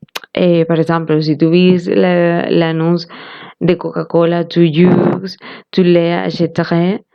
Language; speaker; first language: French; non-native, learner; Spanish